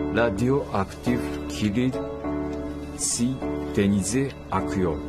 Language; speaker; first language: Turkish; non-native, learner; Japanese